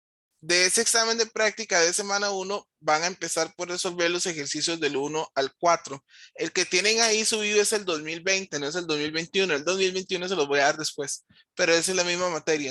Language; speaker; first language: Spanish; native; Spanish